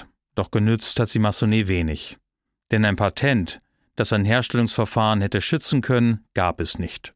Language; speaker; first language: German; native; German